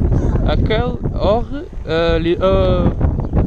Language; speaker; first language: French; non-native, learner; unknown